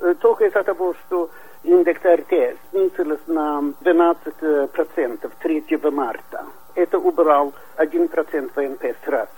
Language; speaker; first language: Russian; non-native, fluent; Swedish